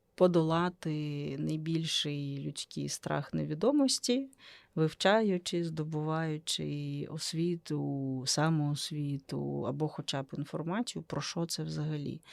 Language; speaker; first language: Ukrainian; native; Ukrainian